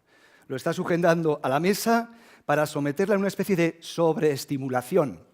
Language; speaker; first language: Spanish; native; Spanish